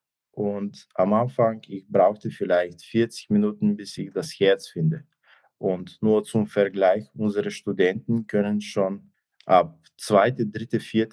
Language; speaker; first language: German; non-native, fluent; Bulgarian